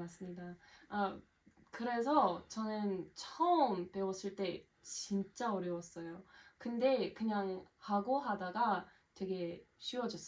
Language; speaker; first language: Korean; non-native, fluent; English